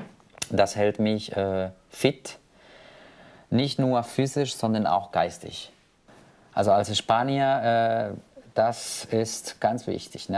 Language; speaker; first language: German; non-native, fluent; Spanish